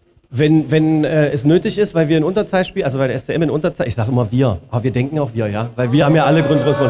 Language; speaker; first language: German; native; German